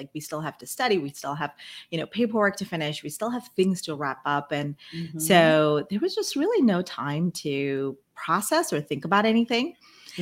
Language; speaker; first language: English; non-native, fluent; Malay